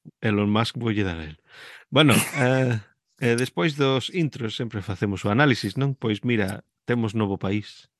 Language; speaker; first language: Galician; early bilingual, heritage; Galician